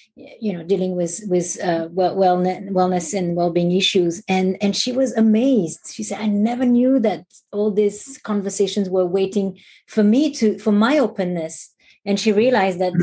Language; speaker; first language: English; non-native, fluent; French